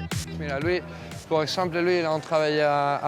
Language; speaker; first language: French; non-native, learner; Spanish